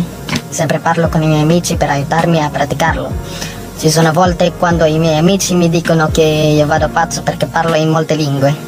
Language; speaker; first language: Italian; non-native, learner; Filipino